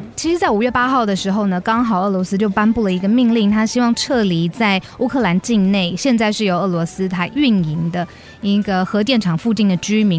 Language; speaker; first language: Chinese; native; Chinese